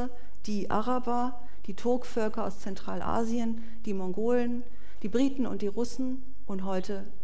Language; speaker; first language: German; native; German